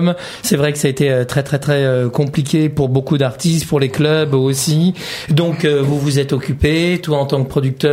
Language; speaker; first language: French; native; French